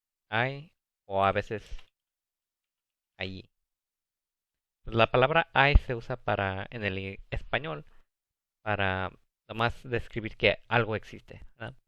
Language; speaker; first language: Spanish; early bilingual, heritage; Spanish